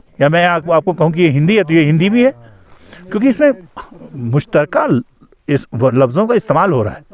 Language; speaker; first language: Urdu; native; Urdu